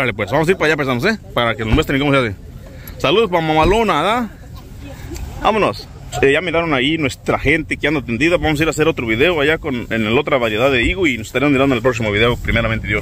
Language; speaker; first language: Spanish; native; Spanish